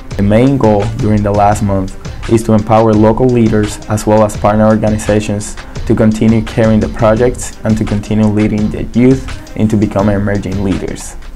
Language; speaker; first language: English; non-native, fluent; Spanish